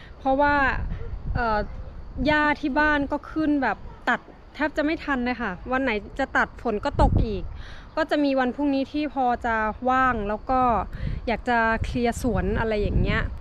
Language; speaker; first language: Thai; native; Thai